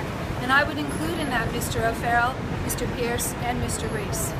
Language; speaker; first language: English; native; English